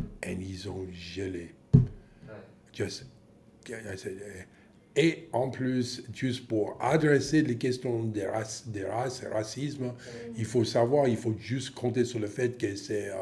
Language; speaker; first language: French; non-native, fluent; English